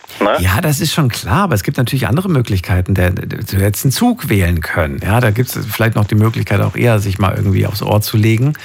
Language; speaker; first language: German; native; German